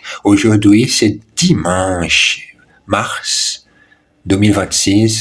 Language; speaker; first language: French; non-native, learner; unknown